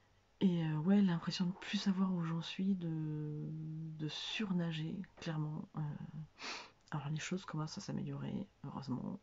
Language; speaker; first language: French; native; French